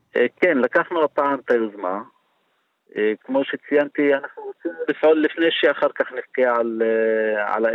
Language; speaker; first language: Hebrew; non-native, local second language; Arabic